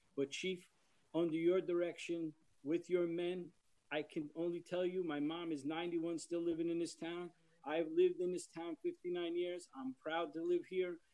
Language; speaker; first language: English; native; English